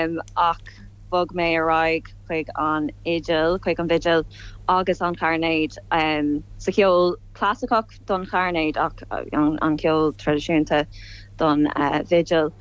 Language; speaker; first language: Irish; native; Irish